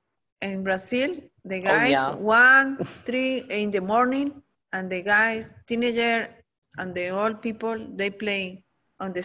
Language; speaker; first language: English; non-native, learner; Spanish